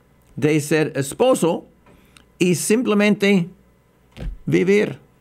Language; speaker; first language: Spanish; non-native, fluent; English